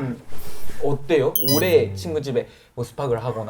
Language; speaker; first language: Korean; non-native, fluent; Japanese